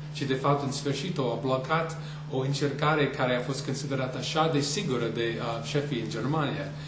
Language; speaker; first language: Romanian; non-native, fluent; English